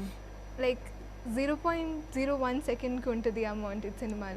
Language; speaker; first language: Telugu; non-native, fluent; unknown